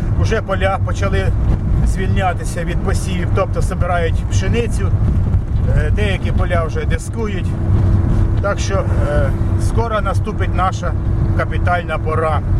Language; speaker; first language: Ukrainian; non-native, local second language; Russian